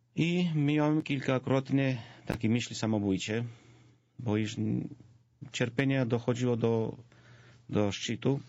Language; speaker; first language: Polish; non-native, fluent; Georgian